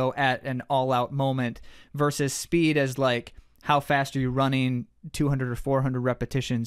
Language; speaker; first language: English; native; English